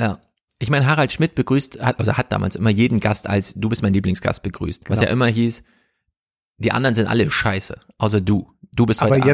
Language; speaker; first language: German; native; German